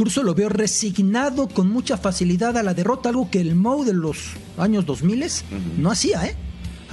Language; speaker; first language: Spanish; native; Spanish